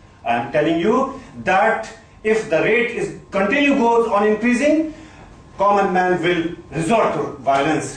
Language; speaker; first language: English; non-native, local second language; Hindi